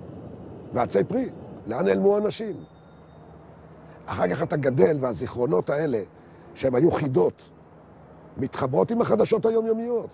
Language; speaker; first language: Hebrew; native; Hebrew